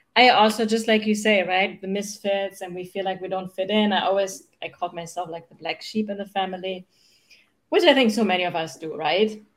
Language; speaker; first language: English; non-native, fluent; German